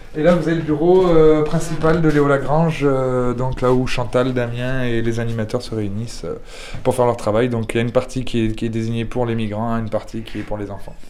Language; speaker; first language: French; native; French